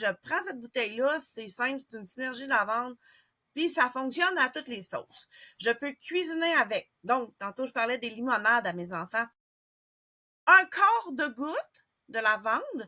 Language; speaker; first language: French; native; French